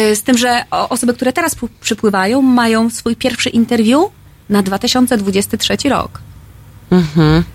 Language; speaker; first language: Polish; native; Polish